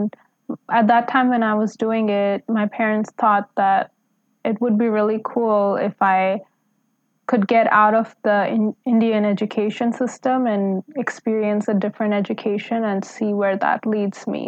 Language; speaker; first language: English; non-native, local second language; Hindi